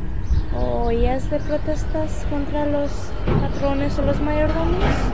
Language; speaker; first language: Spanish; early bilingual, heritage; Spanish